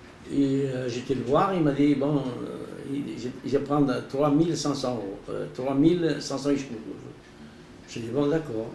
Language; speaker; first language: French; non-native, learner; Portuguese